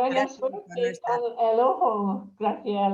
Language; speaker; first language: Spanish; non-native, fluent; English